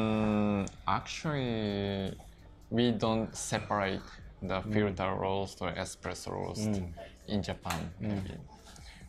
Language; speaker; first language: English; non-native, learner; Japanese